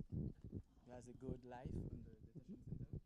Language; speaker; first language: English; non-native, learner; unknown